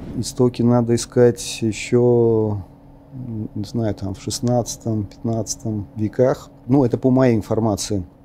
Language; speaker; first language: Russian; non-native, local second language; Armenian